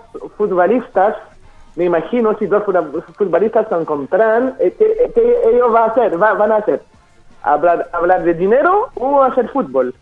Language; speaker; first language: Spanish; non-native, fluent; French